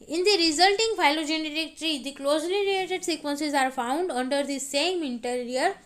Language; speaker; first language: English; non-native, local second language; Gujarati